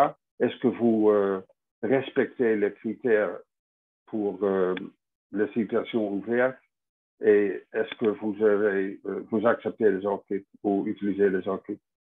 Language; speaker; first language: French; non-native, fluent; Dutch